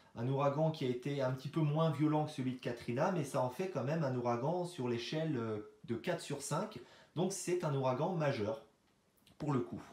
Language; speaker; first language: French; native; French